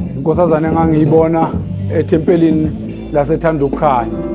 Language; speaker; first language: Zulu; native; Zulu